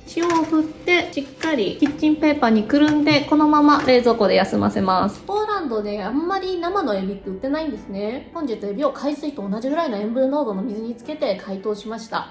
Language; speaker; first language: Japanese; native; Japanese